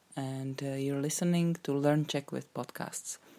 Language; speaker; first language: English; non-native, fluent; Czech